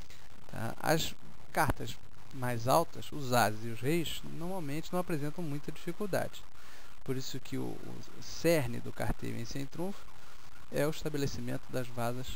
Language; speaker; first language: Portuguese; native; Portuguese